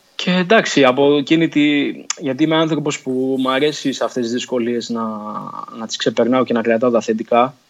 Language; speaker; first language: Greek; early bilingual, other home language; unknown